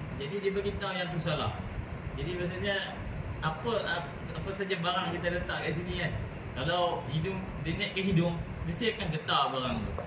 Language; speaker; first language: Malay; native; Malay